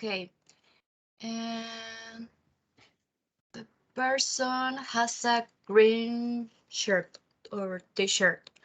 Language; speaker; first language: English; non-native, learner; Spanish